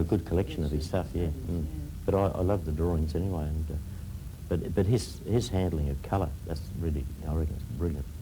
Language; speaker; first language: English; native; English